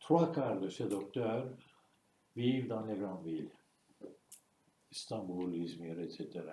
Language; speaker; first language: French; non-native, fluent; Turkish